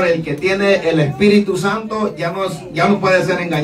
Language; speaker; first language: Spanish; native; Spanish